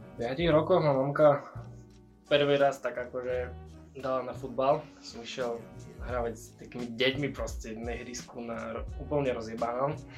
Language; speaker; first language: Slovak; non-native, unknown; Russian